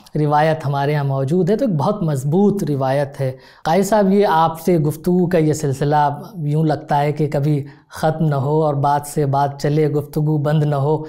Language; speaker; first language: Hindi; native; Hindi